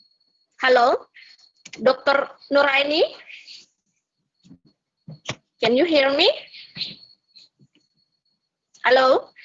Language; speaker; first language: English; non-native, fluent; Indonesian